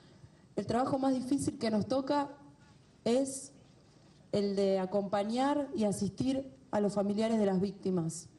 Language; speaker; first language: Spanish; native; Spanish